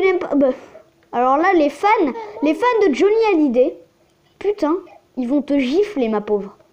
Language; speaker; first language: French; native; French